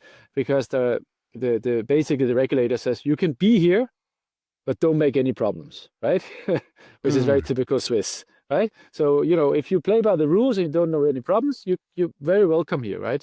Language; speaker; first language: English; non-native, fluent; Danish